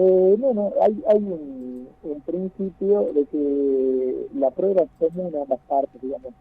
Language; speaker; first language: Spanish; native; Spanish